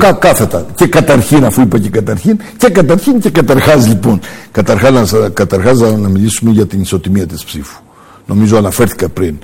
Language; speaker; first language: Greek; early bilingual, heritage; Greek